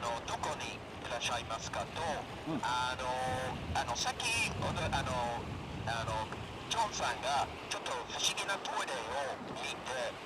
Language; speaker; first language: Japanese; non-native, fluent; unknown